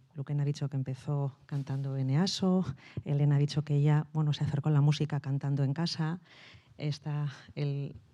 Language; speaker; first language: Spanish; native; Spanish